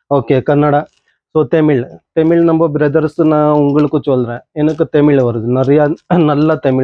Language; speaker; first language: Tamil; non-native, local second language; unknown